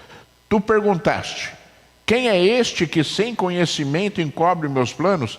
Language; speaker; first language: Portuguese; native; Portuguese